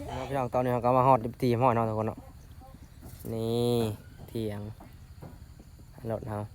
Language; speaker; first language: Thai; non-native, local second language; Lao